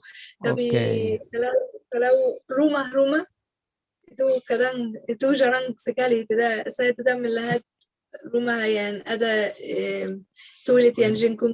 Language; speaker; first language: Indonesian; non-native, learner; Arabic